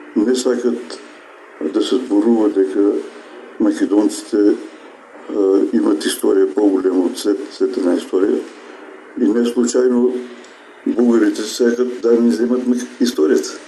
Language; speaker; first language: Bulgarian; non-native, local second language; Macedonian